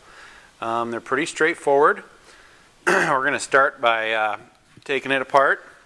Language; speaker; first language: English; native; English